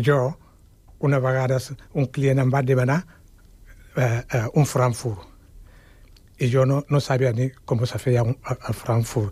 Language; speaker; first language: Catalan; non-native, fluent; Wolof